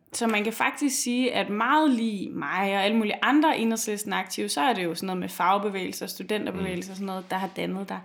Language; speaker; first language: Danish; native; Danish